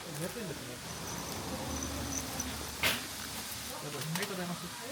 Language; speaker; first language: Japanese; native; Japanese